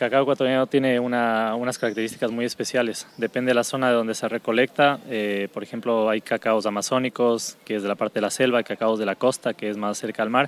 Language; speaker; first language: Spanish; native; Spanish